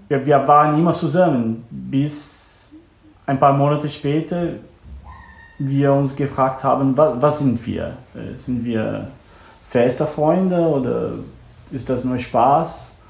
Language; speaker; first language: German; non-native, learner; Portuguese